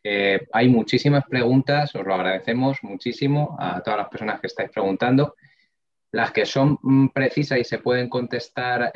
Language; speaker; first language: Spanish; native; Spanish